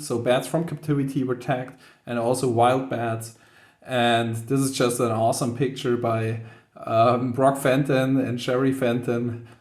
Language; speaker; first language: English; non-native, fluent; German